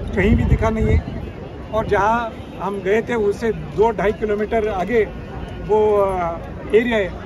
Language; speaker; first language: Hindi; non-native, local second language; Marathi